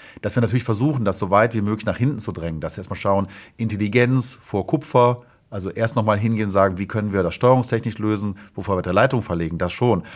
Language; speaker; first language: German; native; German